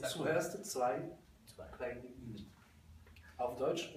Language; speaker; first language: German; non-native, fluent; French